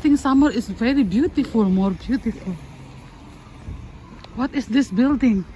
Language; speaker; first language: English; non-native, learner; Indonesian